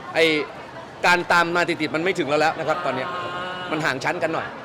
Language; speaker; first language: Thai; native; Thai